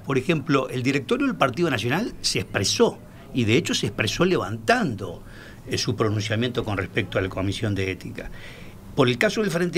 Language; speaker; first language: Spanish; native; Spanish